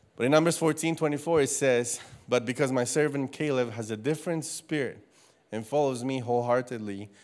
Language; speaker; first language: English; non-native, fluent; Spanish